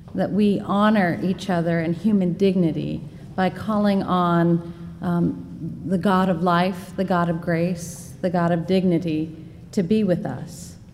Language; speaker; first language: English; native; English